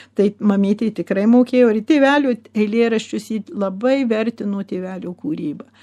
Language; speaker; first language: Lithuanian; early bilingual, heritage; Lithuanian